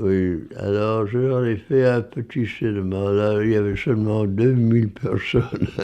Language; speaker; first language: French; non-native, fluent; English